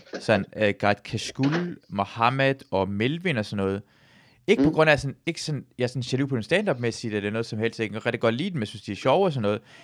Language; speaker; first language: Danish; early bilingual, other home language; Persian